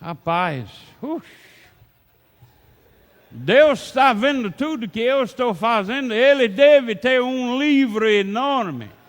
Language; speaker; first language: Portuguese; non-native, learner; English